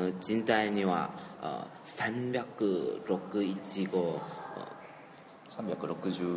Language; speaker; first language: Japanese; non-native, learner; Chinese